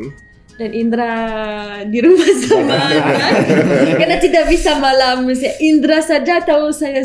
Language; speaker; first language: Indonesian; non-native, learner; French